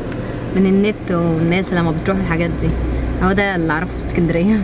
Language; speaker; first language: Arabic; native; Arabic